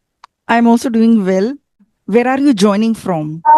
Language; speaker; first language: English; non-native, fluent; Hindi